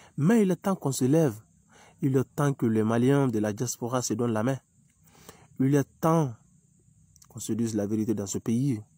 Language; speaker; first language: French; non-native, local second language; Bambara